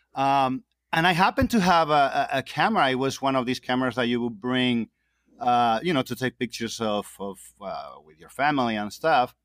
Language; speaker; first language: English; non-native, fluent; Spanish